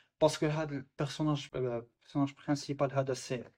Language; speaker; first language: French; non-native, local second language; Arabic